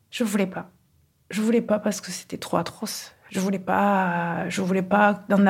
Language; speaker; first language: French; non-native, local second language; Kinyarwanda